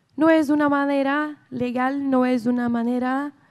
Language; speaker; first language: Spanish; non-native, learner; Portuguese